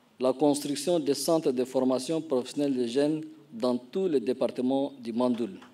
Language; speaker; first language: French; non-native, local second language; Arabic